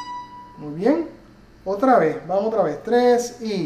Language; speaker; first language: Spanish; native; Spanish